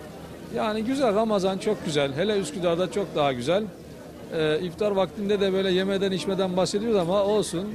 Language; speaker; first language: Turkish; native; Turkish